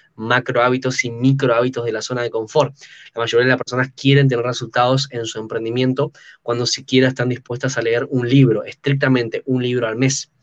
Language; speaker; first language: Spanish; native; Spanish